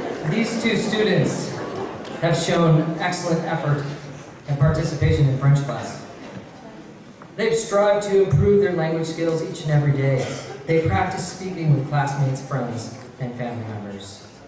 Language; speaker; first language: English; native; English